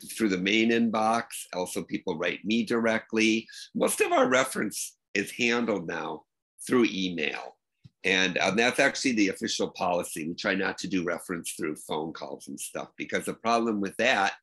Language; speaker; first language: English; native; English